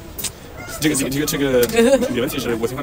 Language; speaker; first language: Chinese; non-native, fluent; Italian